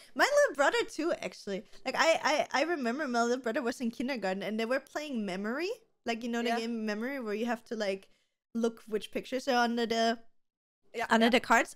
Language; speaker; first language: English; non-native, fluent; German